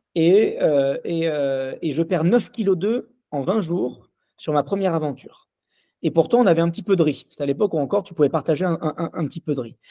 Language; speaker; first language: French; native; French